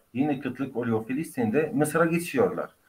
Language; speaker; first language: Turkish; non-native, fluent; Arabic